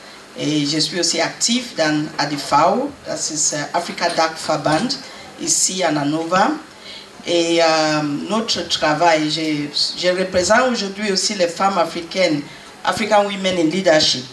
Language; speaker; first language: French; non-native, learner; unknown